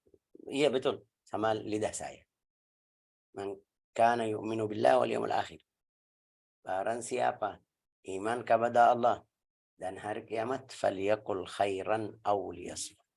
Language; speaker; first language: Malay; non-native, learner; Arabic